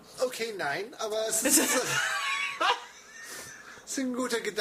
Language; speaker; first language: German; non-native, fluent; English